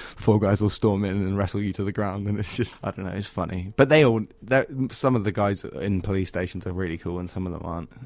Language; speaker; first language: English; native; English